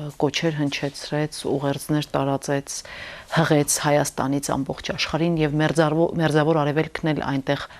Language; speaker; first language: Armenian; native; Armenian